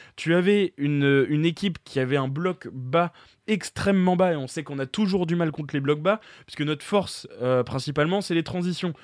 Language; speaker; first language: French; native; French